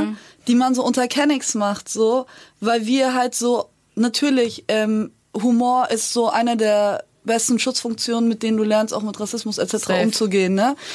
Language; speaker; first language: German; early bilingual, other home language; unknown